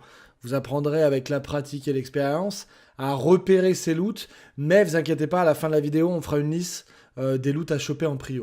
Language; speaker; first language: French; native; French